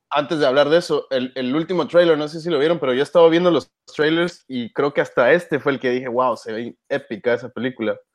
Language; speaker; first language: Spanish; native; Spanish